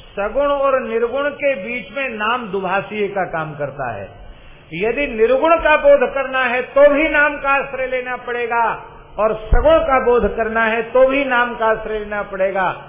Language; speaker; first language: Hindi; native; Hindi